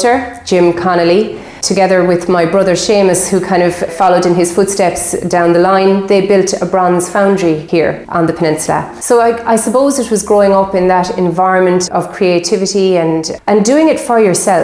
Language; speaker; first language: English; native; English